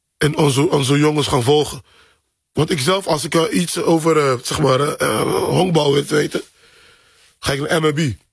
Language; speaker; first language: Dutch; non-native, local second language; Papiamento